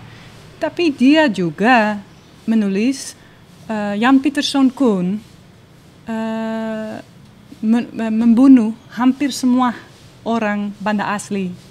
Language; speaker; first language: Indonesian; non-native, learner; Dutch